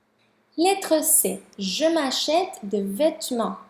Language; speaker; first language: French; non-native, fluent; Spanish